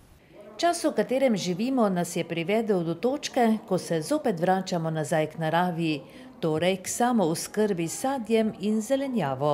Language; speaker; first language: Slovenian; native; Slovenian